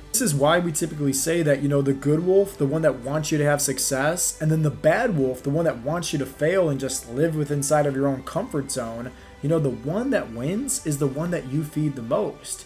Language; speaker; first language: English; native; English